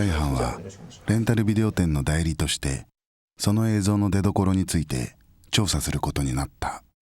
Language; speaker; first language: Japanese; native; Japanese